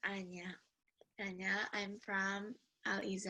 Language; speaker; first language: English; non-native, fluent; Indonesian